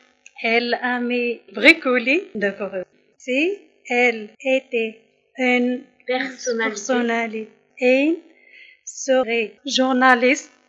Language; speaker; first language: French; non-native, learner; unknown